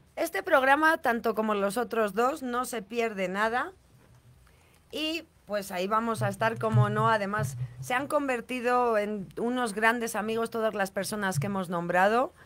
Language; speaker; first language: Spanish; native; Spanish